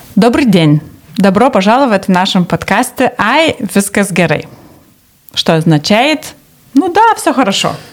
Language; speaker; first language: Russian; non-native, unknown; Lithuanian